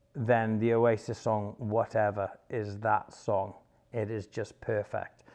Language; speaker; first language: English; native; English